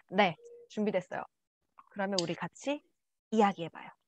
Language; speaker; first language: Korean; native; Korean